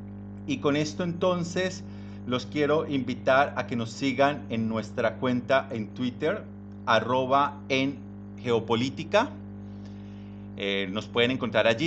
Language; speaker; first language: Spanish; native; Spanish